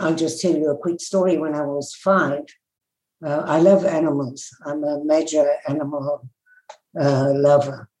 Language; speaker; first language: English; native; English